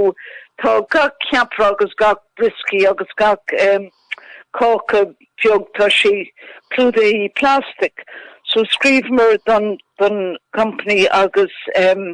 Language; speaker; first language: Irish; non-native, local second language; English